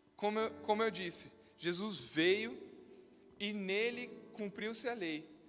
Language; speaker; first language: Portuguese; native; Portuguese